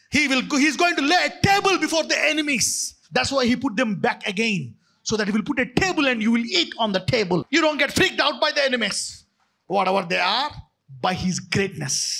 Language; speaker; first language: English; non-native, local second language; Telugu